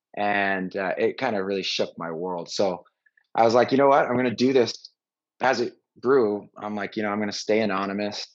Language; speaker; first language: English; native; English